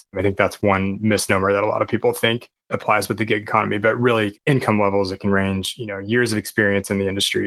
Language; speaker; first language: English; native; English